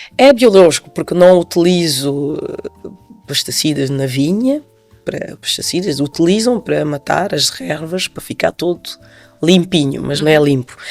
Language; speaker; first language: Portuguese; non-native, local second language; Upper Guinea Crioulo